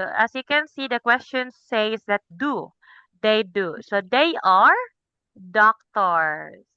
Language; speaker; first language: English; non-native, local second language; Cebuano